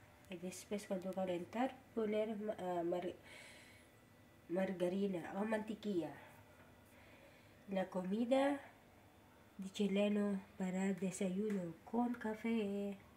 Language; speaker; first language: Spanish; non-native, learner; Filipino